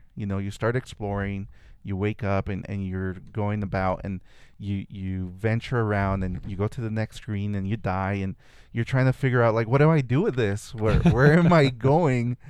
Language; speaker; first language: English; early bilingual, other home language; Spanish